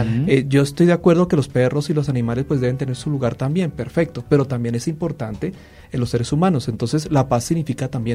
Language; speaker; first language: Spanish; native; Spanish